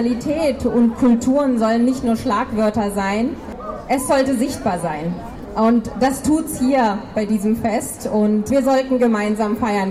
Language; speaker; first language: German; non-native, fluent; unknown